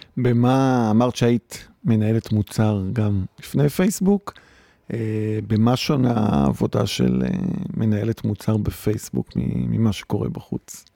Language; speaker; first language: Hebrew; native; Hebrew